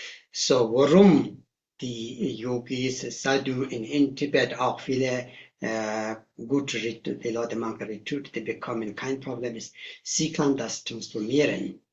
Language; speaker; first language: German; non-native, learner; Tibetan